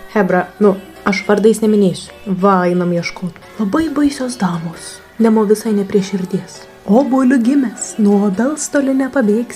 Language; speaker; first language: Lithuanian; native; Lithuanian